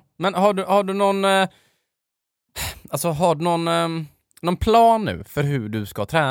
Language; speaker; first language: Swedish; native; Swedish